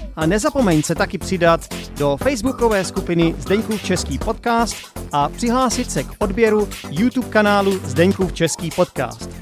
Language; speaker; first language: Czech; native; Czech